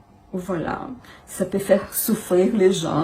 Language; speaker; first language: French; non-native, fluent; Portuguese